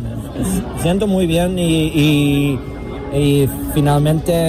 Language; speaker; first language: Spanish; non-native, learner; English